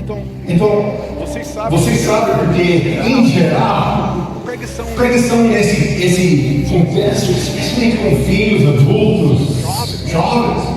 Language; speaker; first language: Portuguese; non-native, fluent; English